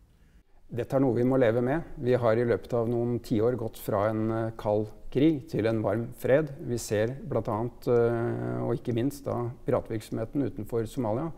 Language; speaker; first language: Norwegian; native; Norwegian